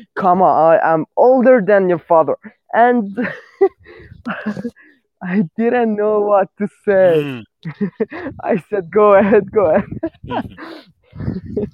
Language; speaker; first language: English; non-native, learner; Persian